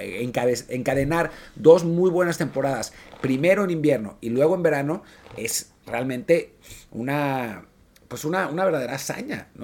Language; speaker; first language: Spanish; native; Spanish